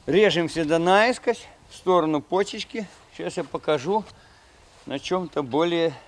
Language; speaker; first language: Russian; non-native, local second language; Ukrainian